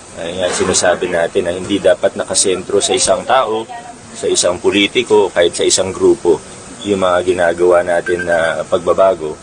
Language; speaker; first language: Filipino; native; Filipino